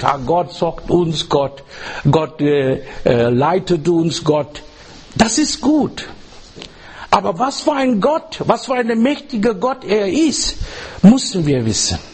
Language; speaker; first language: German; non-native, learner; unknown